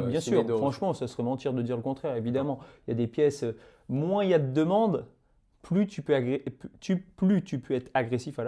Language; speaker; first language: French; native; French